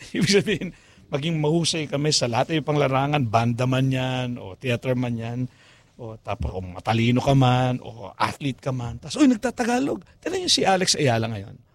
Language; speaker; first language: Filipino; non-native, local second language; Pampanga